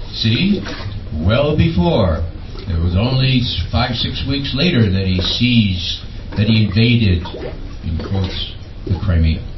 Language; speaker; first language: English; native; English